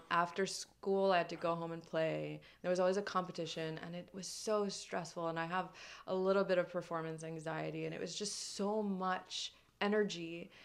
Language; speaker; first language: English; non-native, fluent; French